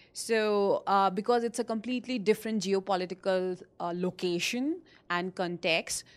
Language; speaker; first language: English; non-native, local second language; Hindi